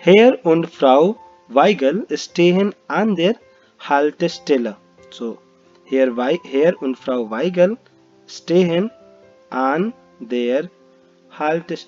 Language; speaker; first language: German; non-native, fluent; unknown